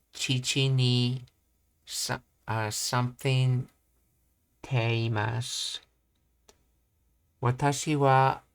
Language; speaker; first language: Japanese; non-native, learner; English